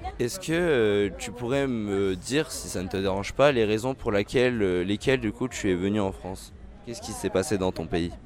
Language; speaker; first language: French; native; French